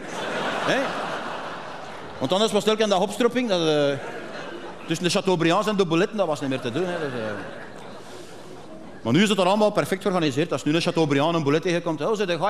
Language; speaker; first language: Dutch; native; Dutch